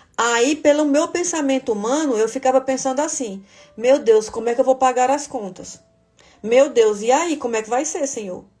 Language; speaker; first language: Portuguese; native; Portuguese